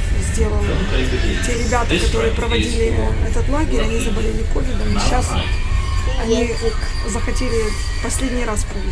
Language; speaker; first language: Russian; native; Russian